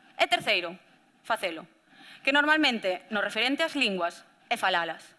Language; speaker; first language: Galician; native; Galician